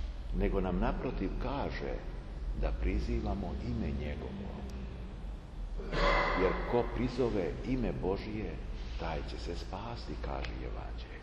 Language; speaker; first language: Serbian; native; Serbian